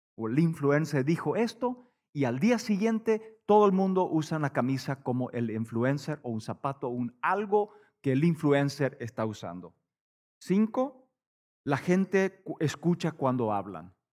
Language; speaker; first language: Spanish; native; Spanish